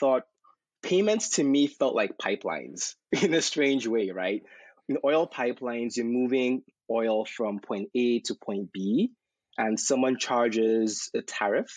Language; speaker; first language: English; non-native, local second language; Yoruba